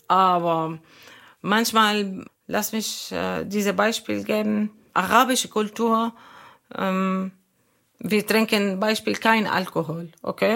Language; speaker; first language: German; non-native, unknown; Arabic